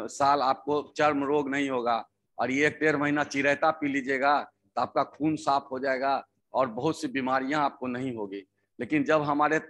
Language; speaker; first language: Hindi; native; Hindi